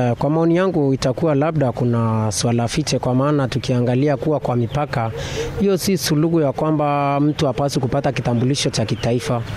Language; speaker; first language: Swahili; non-native, local second language; Meru